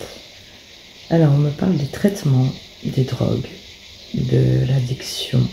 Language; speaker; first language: French; native; French